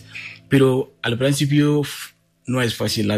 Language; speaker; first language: Spanish; non-native, learner; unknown